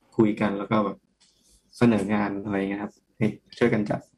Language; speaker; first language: Thai; native; Thai